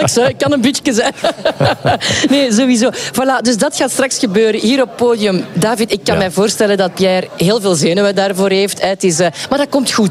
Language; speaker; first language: Dutch; native; Dutch